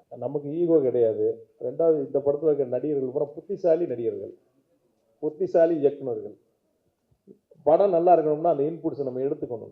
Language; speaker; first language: Tamil; native; Tamil